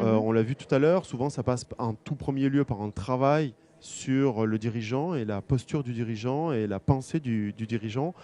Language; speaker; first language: French; native; French